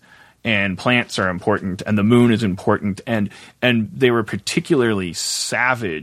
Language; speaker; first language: English; native; English